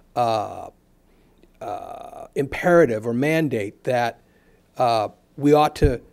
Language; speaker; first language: English; native; English